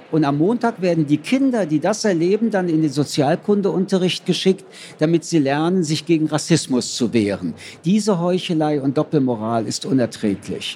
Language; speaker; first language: German; early bilingual, other home language; French